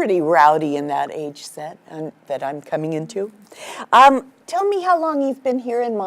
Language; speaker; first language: English; native; English